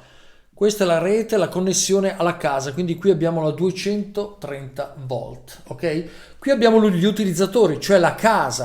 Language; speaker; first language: Italian; native; Italian